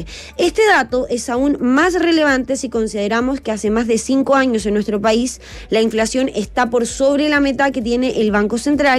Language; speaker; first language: Spanish; native; Spanish